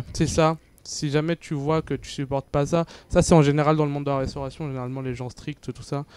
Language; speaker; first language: French; native; French